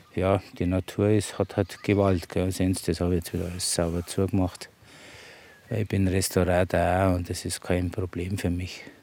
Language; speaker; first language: German; native; German